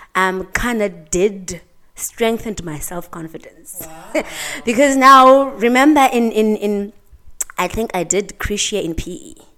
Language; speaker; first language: English; non-native, local second language; Xhosa